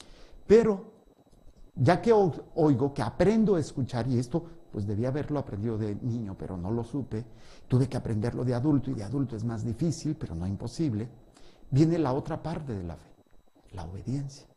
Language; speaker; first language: Spanish; native; Spanish